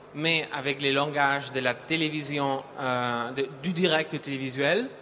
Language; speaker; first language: French; non-native, fluent; Spanish